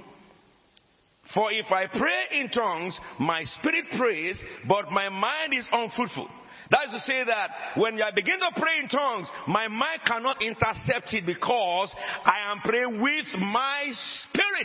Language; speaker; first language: English; non-native, local second language; Akan